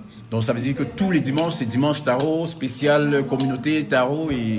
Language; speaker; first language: French; native; French